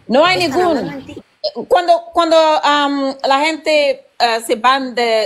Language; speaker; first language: Spanish; non-native, learner; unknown